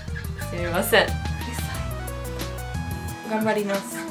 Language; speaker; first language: Japanese; non-native, learner; English